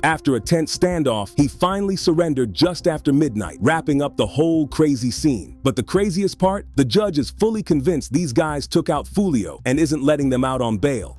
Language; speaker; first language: English; native; English